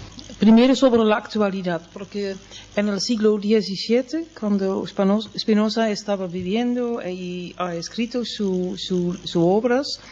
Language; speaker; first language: Spanish; non-native, fluent; Dutch